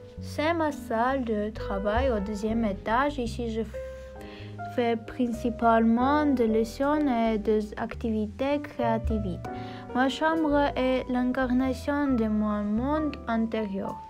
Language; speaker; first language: French; non-native, learner; Armenian